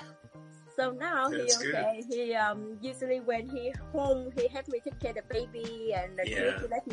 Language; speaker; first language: English; non-native, learner; Vietnamese